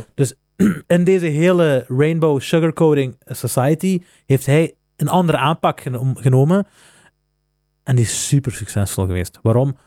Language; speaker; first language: Dutch; native; Dutch